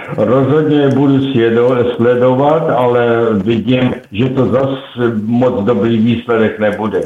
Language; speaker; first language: Czech; native; Czech